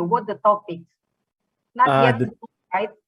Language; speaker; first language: English; non-native, fluent; Indonesian